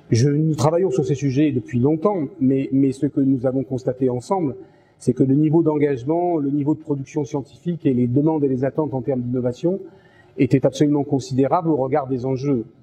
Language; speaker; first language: French; native; French